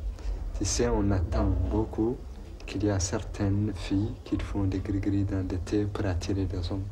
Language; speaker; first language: French; non-native, local second language; Arabic